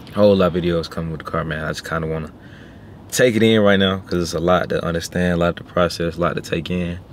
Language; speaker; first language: English; native; English